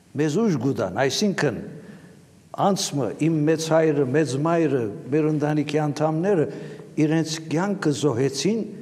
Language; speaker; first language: Armenian; native; Armenian